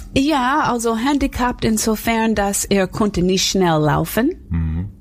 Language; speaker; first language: German; non-native, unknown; English